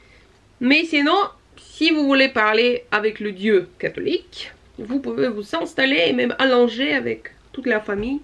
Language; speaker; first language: French; non-native, fluent; Russian